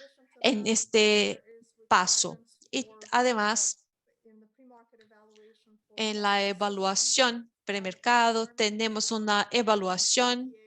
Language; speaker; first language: Spanish; non-native, fluent; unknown